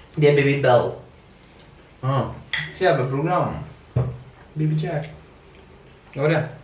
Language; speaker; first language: Swedish; early bilingual, other home language; Thai